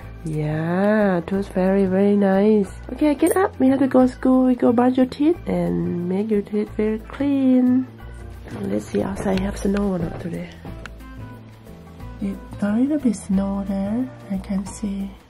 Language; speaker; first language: English; non-native, learner; Thai